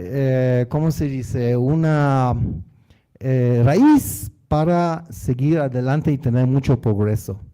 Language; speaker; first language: Spanish; non-native, learner; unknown